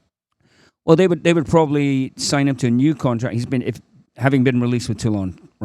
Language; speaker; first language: English; native; English